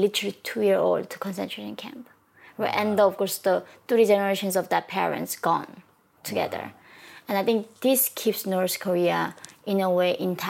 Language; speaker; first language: English; non-native, fluent; Korean